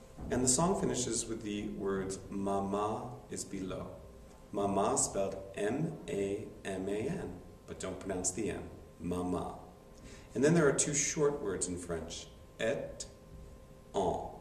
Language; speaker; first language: English; native; English